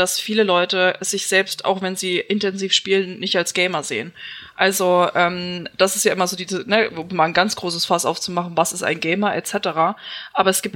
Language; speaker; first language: German; native; German